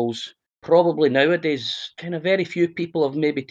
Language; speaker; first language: English; native; English